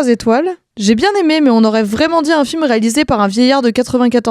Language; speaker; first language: French; native; French